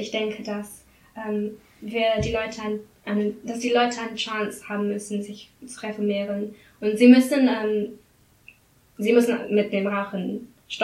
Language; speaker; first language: German; non-native, learner; English